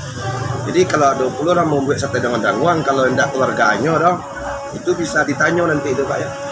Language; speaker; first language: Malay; non-native, local second language; Minangkabau